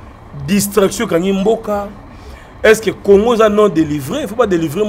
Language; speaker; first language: French; non-native, local second language; Lingala